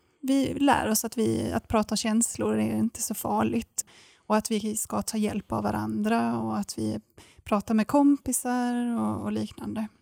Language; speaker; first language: Swedish; native; Swedish